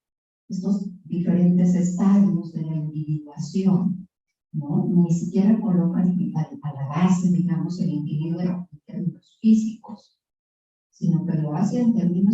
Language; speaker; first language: Spanish; native; Spanish